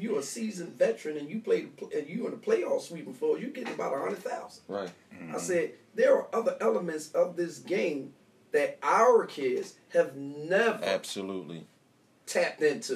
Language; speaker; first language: English; native; English